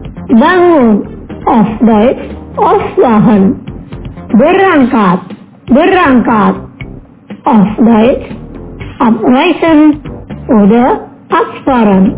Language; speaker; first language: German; non-native, fluent; Indonesian